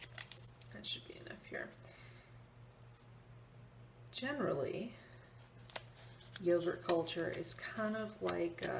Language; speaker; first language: English; native; English